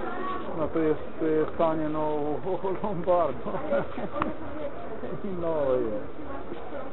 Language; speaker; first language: Polish; non-native, learner; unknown